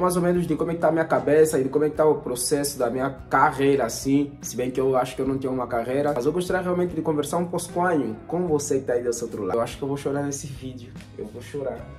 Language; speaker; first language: Portuguese; native; Portuguese